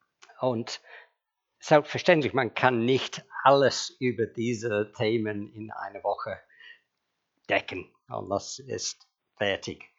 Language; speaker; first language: German; non-native, fluent; English